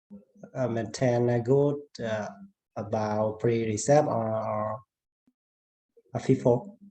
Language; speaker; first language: English; non-native, learner; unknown